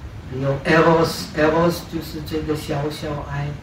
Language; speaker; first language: Chinese; non-native, fluent; Czech